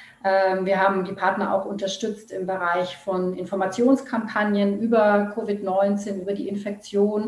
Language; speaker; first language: German; native; German